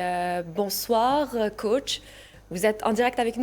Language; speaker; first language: French; native; French